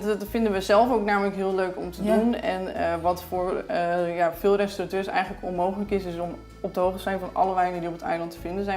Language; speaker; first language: Dutch; native; Dutch